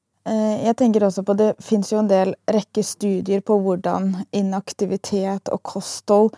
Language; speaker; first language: Norwegian; native; Norwegian